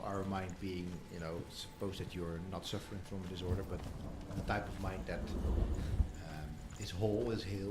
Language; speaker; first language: English; non-native, fluent; Dutch